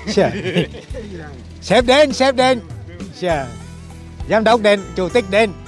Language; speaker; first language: Vietnamese; native; Vietnamese